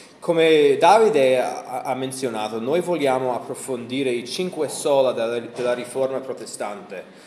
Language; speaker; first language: Italian; non-native, fluent; English